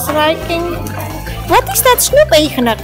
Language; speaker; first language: Dutch; non-native, local second language; Indonesian